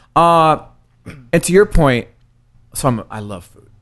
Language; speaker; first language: English; early bilingual, other home language; Spanish